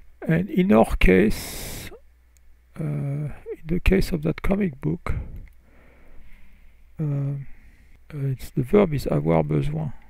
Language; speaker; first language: English; non-native, fluent; French